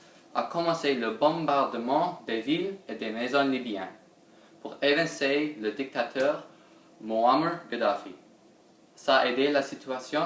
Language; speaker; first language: French; non-native, learner; English